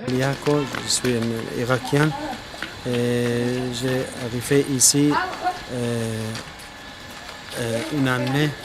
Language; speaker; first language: French; non-native, learner; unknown